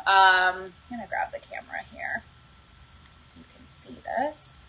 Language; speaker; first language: English; native; English